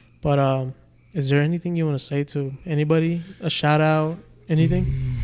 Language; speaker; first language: English; native; English